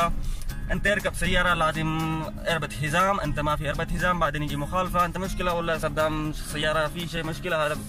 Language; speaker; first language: Arabic; non-native, learner; Hindi